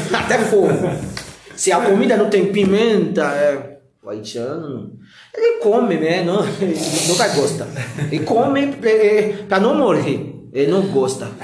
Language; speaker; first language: Portuguese; non-native, learner; Haitian Creole